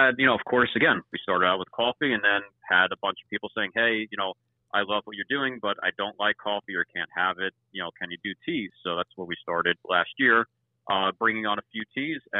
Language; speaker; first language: English; native; English